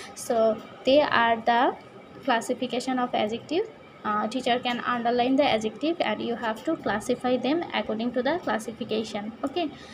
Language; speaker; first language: English; non-native, local second language; Bangla